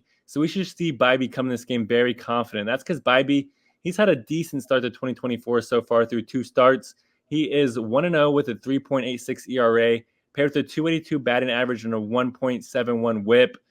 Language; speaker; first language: English; native; English